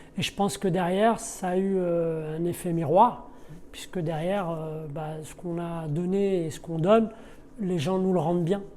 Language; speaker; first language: French; early bilingual, other home language; Arabic